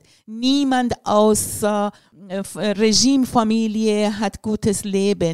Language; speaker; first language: German; non-native, learner; Persian